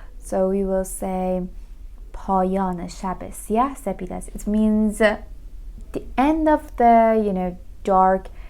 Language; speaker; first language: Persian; native; Persian